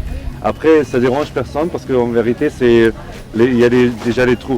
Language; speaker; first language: French; non-native, fluent; German